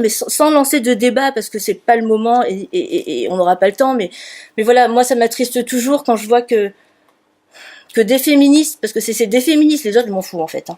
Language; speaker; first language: French; native; French